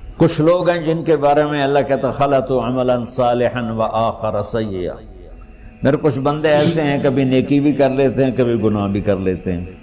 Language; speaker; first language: Urdu; non-native, local second language; Punjabi